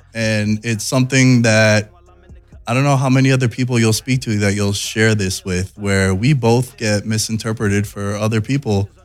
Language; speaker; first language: English; early bilingual, other home language; Greek